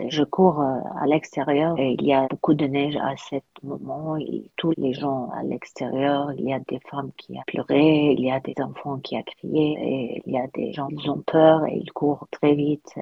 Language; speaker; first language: French; non-native, learner; Arabic